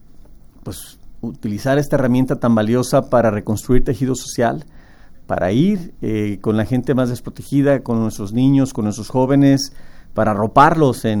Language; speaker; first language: Spanish; native; Spanish